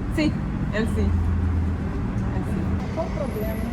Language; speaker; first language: Spanish; non-native, fluent; Portuguese